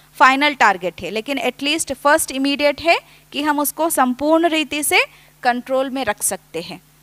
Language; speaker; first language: Hindi; non-native, local second language; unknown